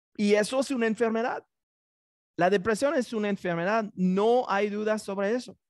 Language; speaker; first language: Spanish; non-native, fluent; French